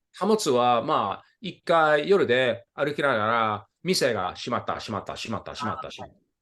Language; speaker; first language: Japanese; non-native, fluent; English